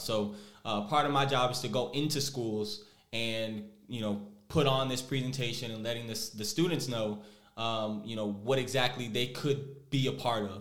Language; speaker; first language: English; native; English